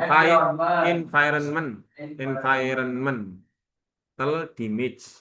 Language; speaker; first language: English; non-native, learner; Indonesian